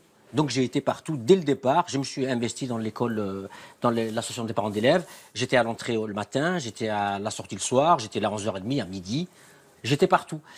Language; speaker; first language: French; native; French